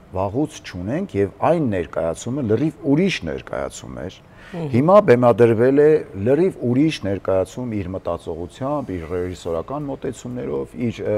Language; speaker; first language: Armenian; native; Armenian